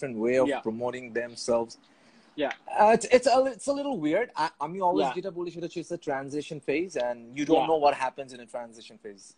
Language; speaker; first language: English; non-native, local second language; Bangla